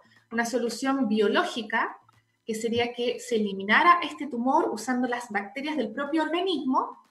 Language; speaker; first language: Spanish; native; Spanish